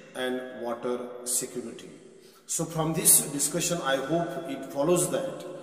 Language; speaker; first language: English; non-native, local second language; Marathi